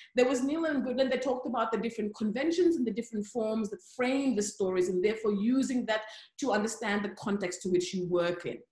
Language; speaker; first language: English; native; English